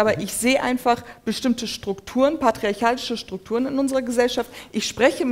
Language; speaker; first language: German; early bilingual, other home language; Turkish